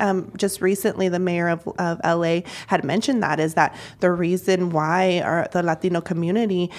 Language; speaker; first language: English; native; English